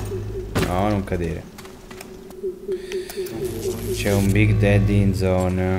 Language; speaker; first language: Italian; native; Italian